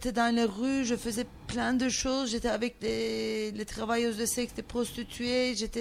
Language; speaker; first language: French; non-native, learner; Turkish